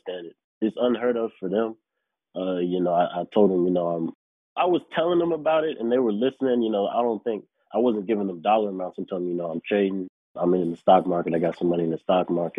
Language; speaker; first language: English; native; English